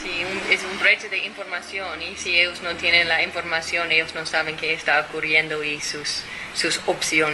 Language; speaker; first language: Spanish; non-native, fluent; English